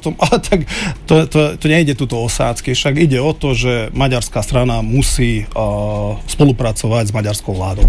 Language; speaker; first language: Slovak; non-native, local second language; Hungarian